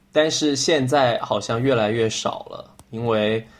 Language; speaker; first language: Chinese; native; Chinese